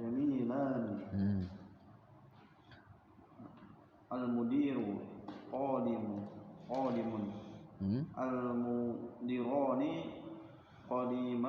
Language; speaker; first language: Arabic; non-native, learner; Indonesian